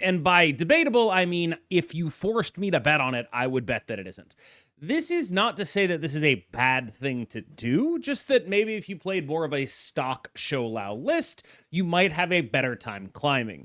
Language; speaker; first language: English; native; English